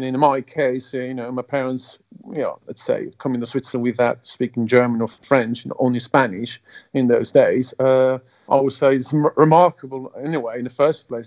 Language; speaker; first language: English; non-native, fluent; German